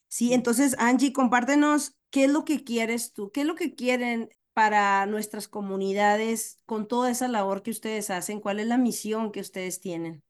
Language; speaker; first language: Spanish; native; Spanish